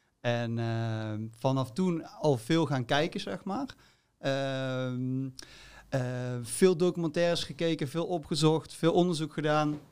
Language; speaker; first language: Dutch; native; Dutch